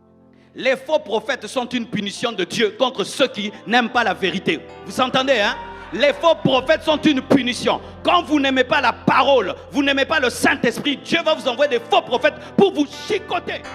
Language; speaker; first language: French; non-native, local second language; Lingala